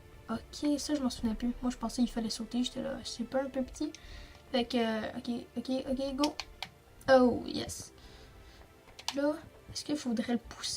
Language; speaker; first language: French; native; French